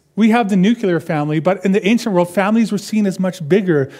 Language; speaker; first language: English; native; English